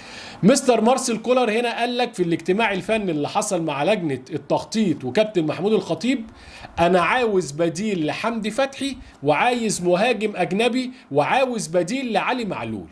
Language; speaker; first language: Arabic; native; Arabic